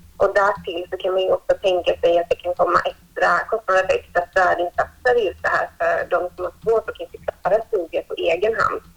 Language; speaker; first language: Swedish; native; Swedish